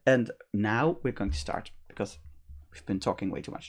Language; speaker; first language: English; non-native, fluent; Dutch